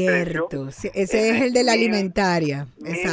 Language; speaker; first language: Spanish; native; Spanish